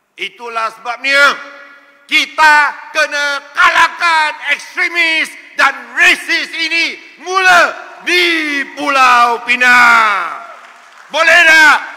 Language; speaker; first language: Malay; non-native, local second language; Chinese